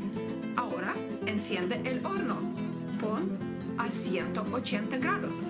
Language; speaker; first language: Spanish; non-native, learner; Russian